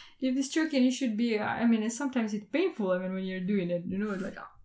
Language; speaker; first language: English; non-native, fluent; Russian